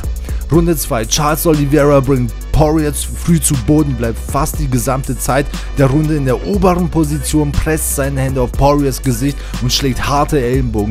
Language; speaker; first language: German; native; German